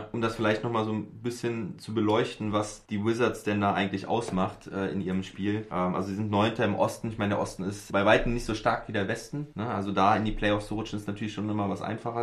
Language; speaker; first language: German; native; German